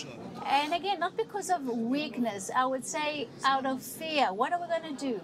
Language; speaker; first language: English; non-native, fluent; Hebrew